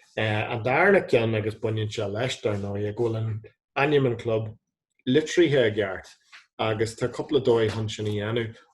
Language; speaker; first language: Irish; non-native, local second language; English